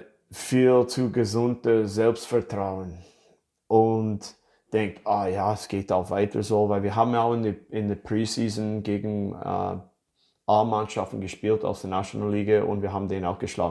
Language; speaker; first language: German; non-native, fluent; English